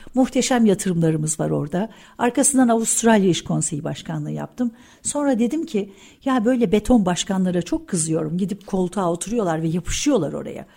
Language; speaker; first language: Turkish; early bilingual, heritage; Turkish